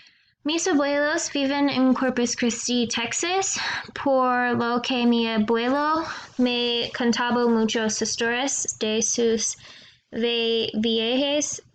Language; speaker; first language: Spanish; non-native, learner; English